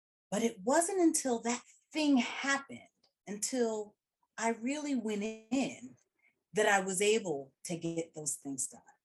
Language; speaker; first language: English; early bilingual, other home language; Spanish